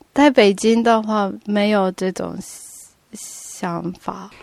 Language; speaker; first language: Chinese; non-native, fluent; Japanese